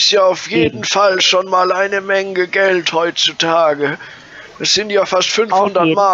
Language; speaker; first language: German; native; German